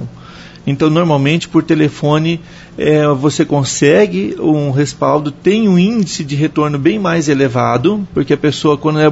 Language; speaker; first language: Portuguese; native; Portuguese